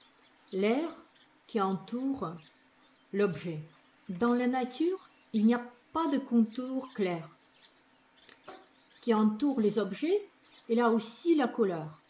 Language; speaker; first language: French; non-native, fluent; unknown